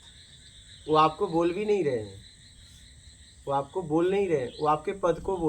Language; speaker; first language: Hindi; native; Hindi